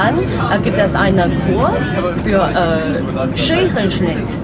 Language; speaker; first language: German; non-native, fluent; Chinese